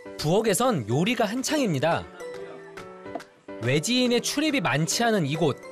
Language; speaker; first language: Korean; native; Korean